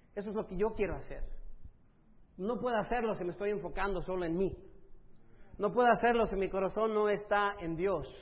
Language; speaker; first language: Spanish; early bilingual, other home language; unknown